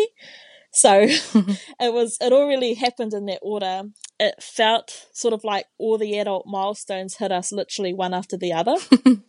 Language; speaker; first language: English; non-native, local second language; Māori